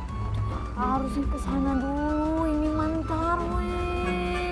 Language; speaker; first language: Indonesian; native; Indonesian